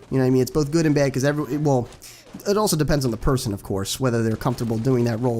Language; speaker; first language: English; native; English